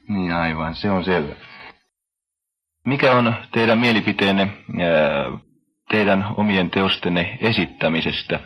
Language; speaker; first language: Finnish; native; Finnish